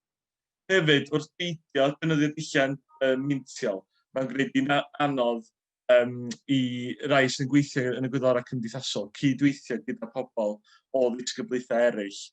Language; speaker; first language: Welsh; native; Welsh